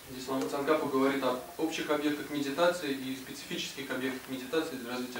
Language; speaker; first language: Russian; native; Russian